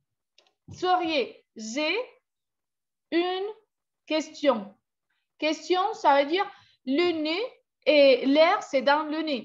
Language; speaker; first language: French; non-native, fluent; Spanish